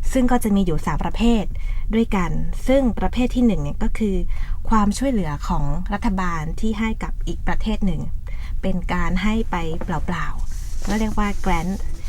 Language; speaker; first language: Thai; native; Thai